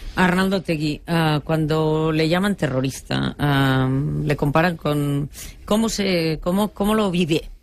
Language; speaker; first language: Spanish; non-native, local second language; Catalan